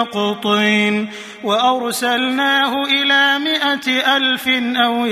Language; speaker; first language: Arabic; native; Arabic